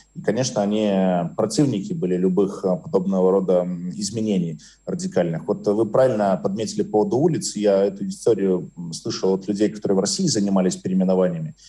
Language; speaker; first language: Russian; native; Russian